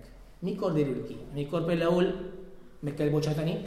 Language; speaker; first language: Hungarian; non-native, fluent; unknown